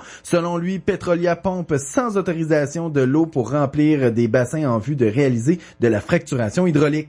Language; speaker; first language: French; native; French